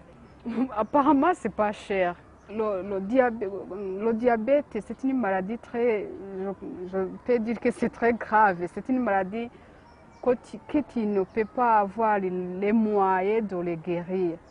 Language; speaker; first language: French; non-native, learner; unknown